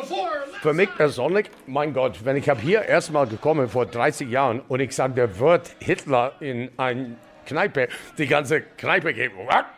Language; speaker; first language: German; non-native, learner; English